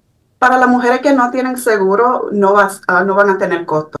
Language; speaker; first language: Spanish; early bilingual, heritage; Spanish